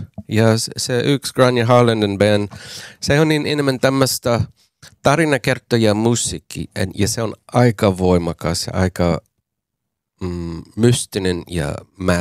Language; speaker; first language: Finnish; non-native, learner; English